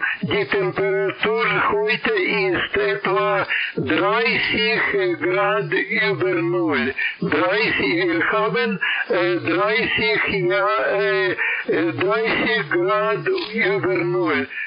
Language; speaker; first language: German; non-native, learner; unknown